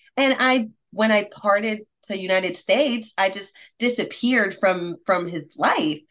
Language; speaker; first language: English; non-native, fluent; Spanish